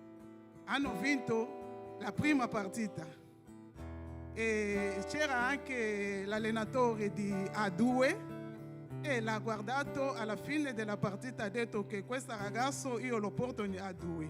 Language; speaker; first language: Italian; non-native, fluent; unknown